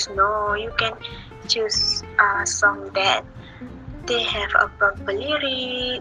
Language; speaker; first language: English; non-native, learner; Malay